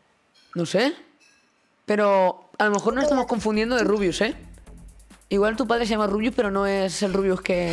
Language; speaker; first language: Spanish; native; Spanish